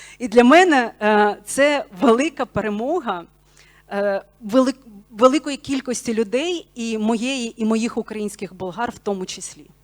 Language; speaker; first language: Ukrainian; non-native, local second language; Bulgarian